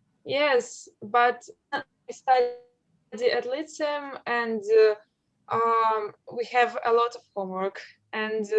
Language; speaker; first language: English; non-native, learner; Russian